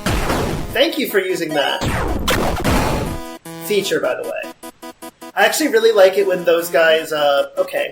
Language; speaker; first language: English; native; English